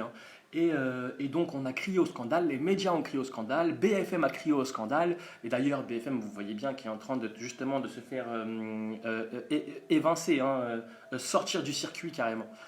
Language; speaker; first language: French; native; French